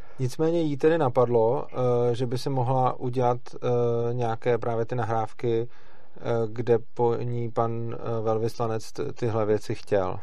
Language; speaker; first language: Czech; native; Czech